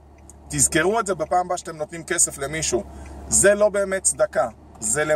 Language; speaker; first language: Hebrew; native; Hebrew